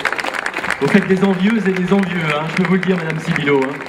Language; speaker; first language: French; native; French